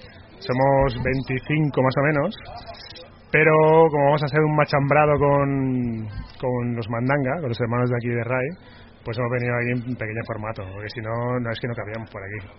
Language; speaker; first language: Spanish; native; Spanish